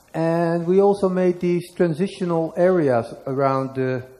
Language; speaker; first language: English; non-native, fluent; Dutch